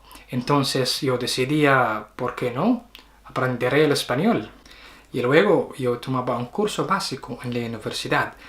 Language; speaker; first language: Spanish; non-native, learner; Arabic